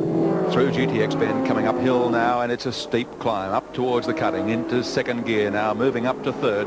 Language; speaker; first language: English; native; English